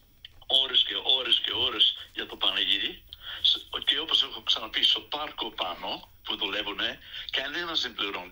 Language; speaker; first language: Greek; early bilingual, other home language; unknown